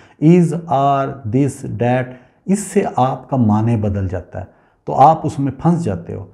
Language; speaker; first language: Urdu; non-native, local second language; Punjabi